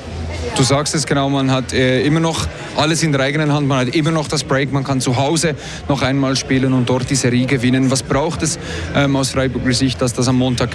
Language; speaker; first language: German; native; German